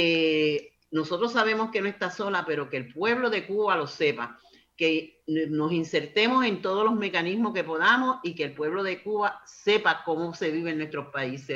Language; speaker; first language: Spanish; native; Spanish